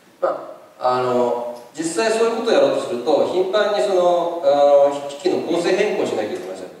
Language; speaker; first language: Japanese; native; Japanese